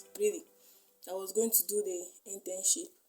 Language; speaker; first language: English; non-native, local second language; Igbo